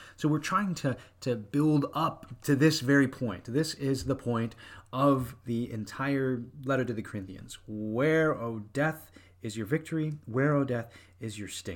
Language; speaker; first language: English; native; English